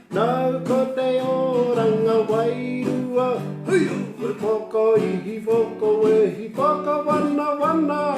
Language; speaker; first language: Māori; non-native, local second language; English